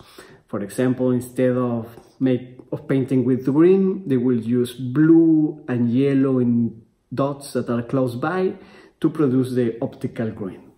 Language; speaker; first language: English; non-native, fluent; Spanish